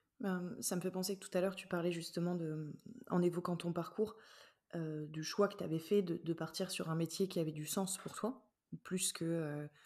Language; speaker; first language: French; native; French